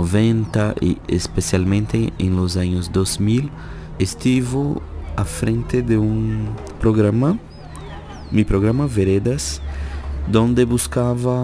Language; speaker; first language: Spanish; non-native, fluent; Portuguese